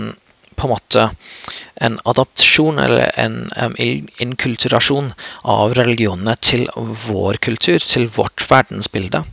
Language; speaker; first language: Norwegian; non-native, fluent; English